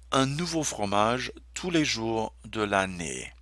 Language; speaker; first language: French; non-native, fluent; English